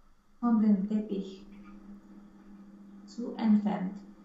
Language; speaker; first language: German; non-native, learner; Romanian